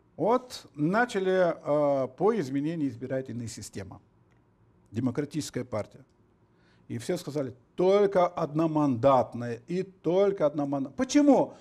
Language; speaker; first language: Russian; non-native, local second language; Romanian